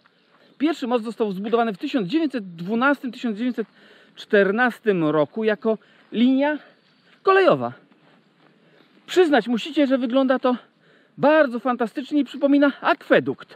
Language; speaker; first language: Polish; native; Polish